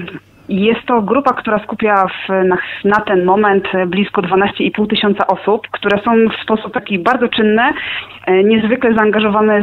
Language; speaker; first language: Polish; native; Polish